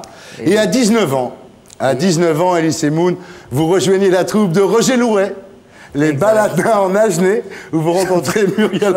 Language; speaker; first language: French; native; French